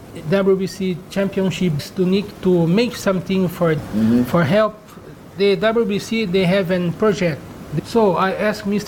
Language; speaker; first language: English; non-native, learner; Portuguese